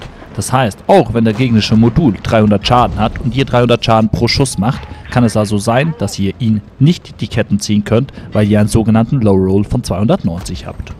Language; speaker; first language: German; native; German